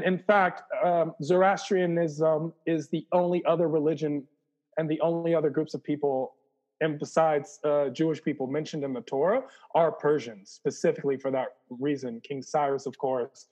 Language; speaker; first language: English; native; English